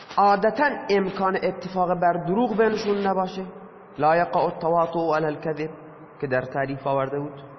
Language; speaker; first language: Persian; non-native, local second language; Baluchi